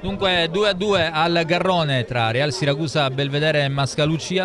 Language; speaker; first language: Italian; native; Italian